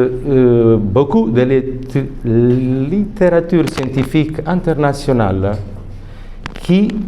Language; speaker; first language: French; non-native, fluent; Italian